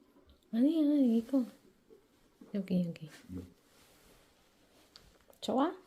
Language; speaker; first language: Korean; non-native, learner; Filipino